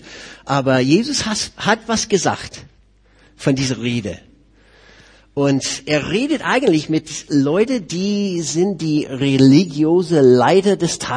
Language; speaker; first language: German; non-native, fluent; English